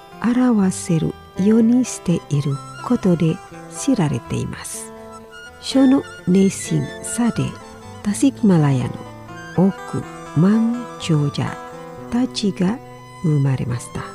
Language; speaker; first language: Japanese; non-native, learner; Indonesian